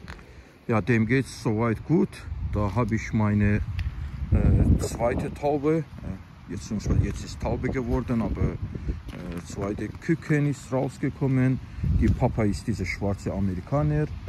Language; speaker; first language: German; non-native, fluent; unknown